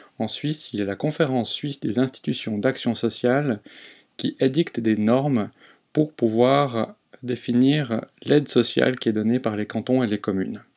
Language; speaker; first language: French; native; French